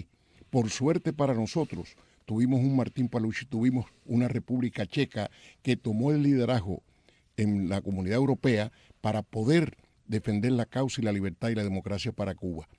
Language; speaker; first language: Spanish; native; Spanish